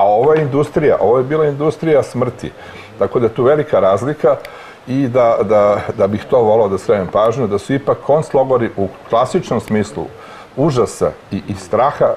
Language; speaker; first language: Croatian; native; Croatian